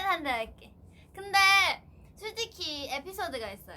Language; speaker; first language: Korean; non-native, fluent; Thai